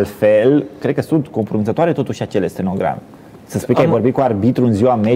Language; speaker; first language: Romanian; native; Romanian